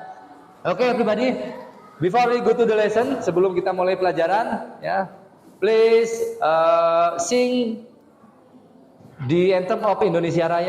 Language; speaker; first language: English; non-native, fluent; Indonesian